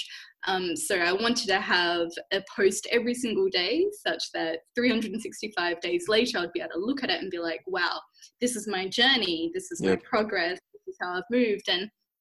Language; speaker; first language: English; native; English